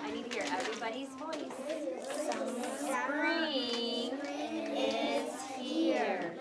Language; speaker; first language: English; native; English